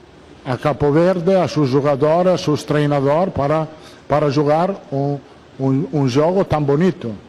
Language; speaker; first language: Portuguese; non-native, learner; Italian